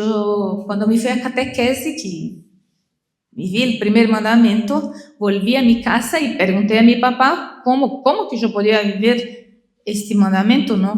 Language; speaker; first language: Spanish; non-native, learner; Portuguese